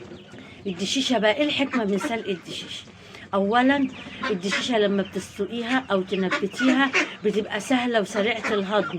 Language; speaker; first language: Arabic; native; Arabic